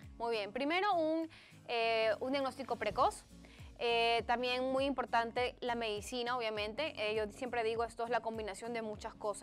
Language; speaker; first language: Spanish; native; Spanish